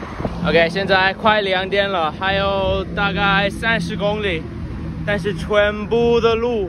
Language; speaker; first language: Chinese; non-native, learner; English